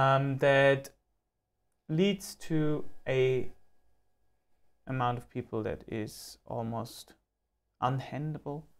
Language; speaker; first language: English; non-native, fluent; German